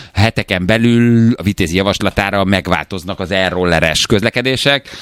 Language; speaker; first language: Hungarian; native; Hungarian